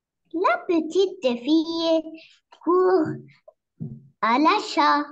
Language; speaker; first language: French; non-native, learner; Arabic